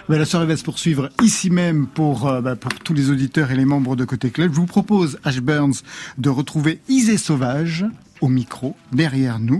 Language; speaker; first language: French; native; French